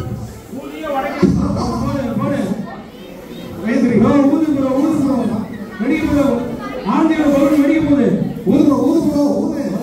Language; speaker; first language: Tamil; native; Tamil